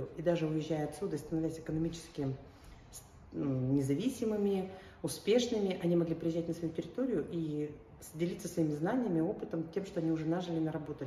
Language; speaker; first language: Russian; native; Russian